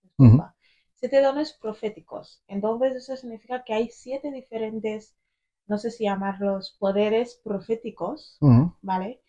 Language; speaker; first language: Spanish; early bilingual, other home language; English